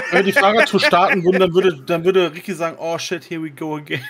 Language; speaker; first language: German; native; German